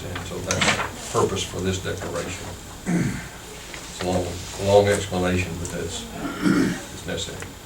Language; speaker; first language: English; native; English